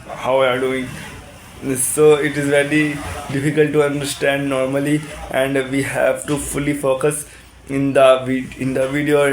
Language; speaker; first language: English; non-native, learner; Urdu